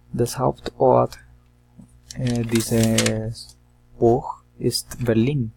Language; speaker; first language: German; non-native, learner; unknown